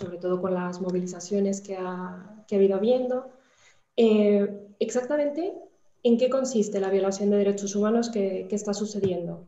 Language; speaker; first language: Spanish; native; Spanish